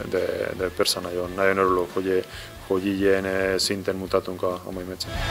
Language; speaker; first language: Hungarian; non-native, learner; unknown